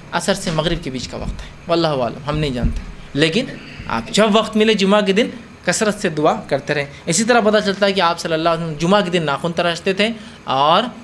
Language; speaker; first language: Urdu; native; Urdu